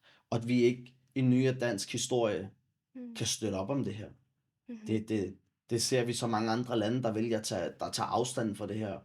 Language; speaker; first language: Danish; early bilingual, other home language; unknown